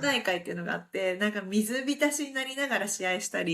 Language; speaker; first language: Japanese; native; Japanese